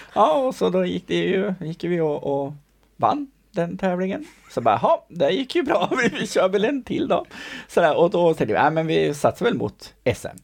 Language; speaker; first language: Swedish; native; Swedish